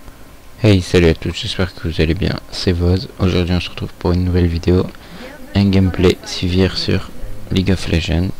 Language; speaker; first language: French; native; French